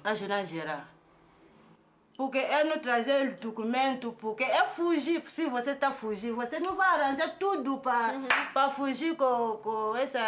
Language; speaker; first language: Portuguese; non-native, learner; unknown